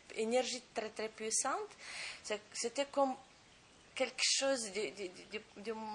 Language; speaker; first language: French; non-native, fluent; Romanian